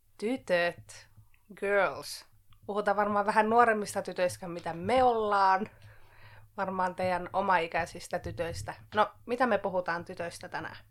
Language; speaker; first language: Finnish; non-native, local second language; Swedish